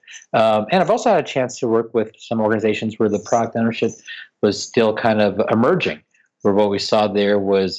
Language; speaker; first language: English; native; English